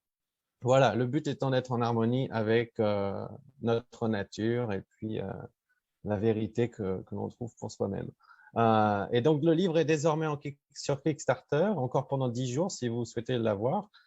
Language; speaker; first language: French; native; French